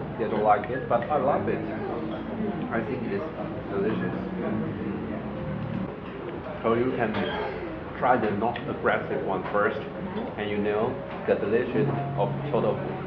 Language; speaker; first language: English; non-native, learner; Chinese